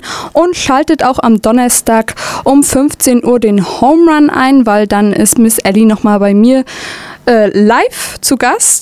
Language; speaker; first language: German; native; German